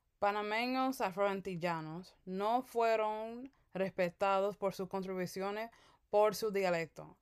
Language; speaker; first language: Spanish; early bilingual, heritage; Spanish